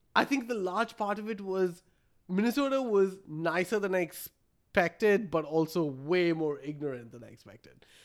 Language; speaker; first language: English; non-native, local second language; Malayalam